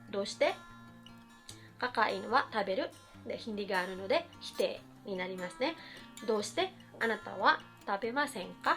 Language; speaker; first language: Japanese; non-native, fluent; Filipino